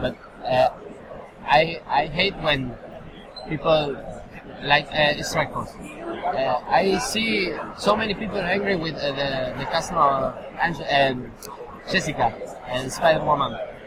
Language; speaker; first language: English; non-native, learner; Spanish